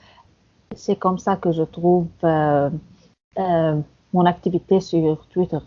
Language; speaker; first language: French; non-native, fluent; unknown